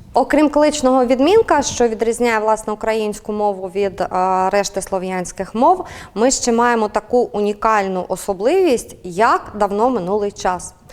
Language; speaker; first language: Ukrainian; native; Ukrainian